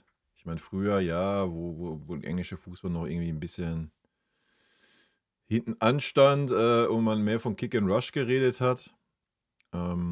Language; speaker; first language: German; native; German